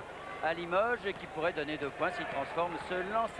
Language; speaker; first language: French; native; French